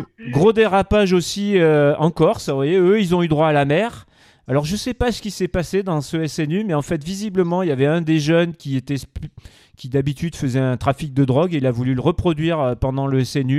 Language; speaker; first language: French; native; French